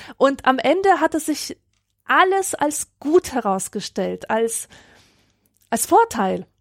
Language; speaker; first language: German; early bilingual, other home language; Polish